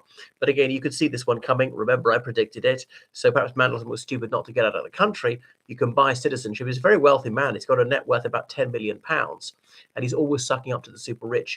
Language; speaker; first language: English; native; English